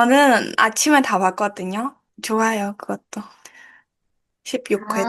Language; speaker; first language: Korean; non-native, learner; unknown